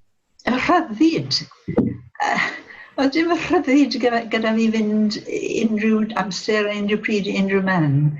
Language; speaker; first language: Welsh; non-native, local second language; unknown